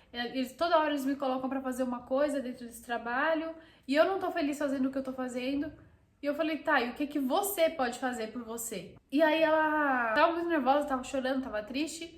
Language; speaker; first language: Portuguese; native; Portuguese